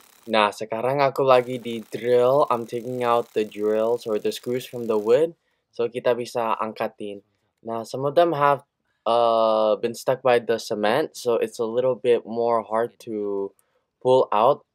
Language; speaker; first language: English; early bilingual, other home language; Indonesian